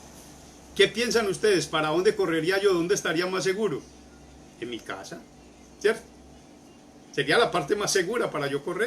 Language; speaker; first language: Spanish; native; Spanish